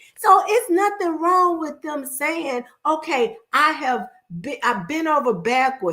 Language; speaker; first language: English; native; English